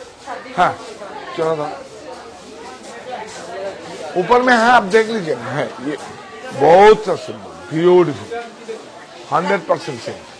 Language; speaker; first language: Hindi; non-native, local second language; Bangla